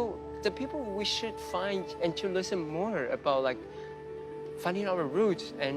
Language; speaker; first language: English; non-native, fluent; Chinese